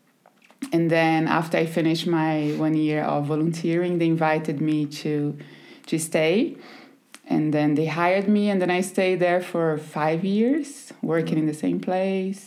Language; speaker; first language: English; non-native, fluent; Portuguese